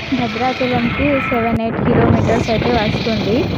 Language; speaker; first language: Telugu; native; Telugu